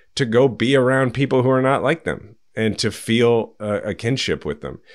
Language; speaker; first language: English; native; English